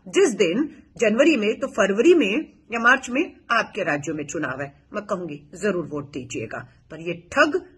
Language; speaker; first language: Hindi; native; Hindi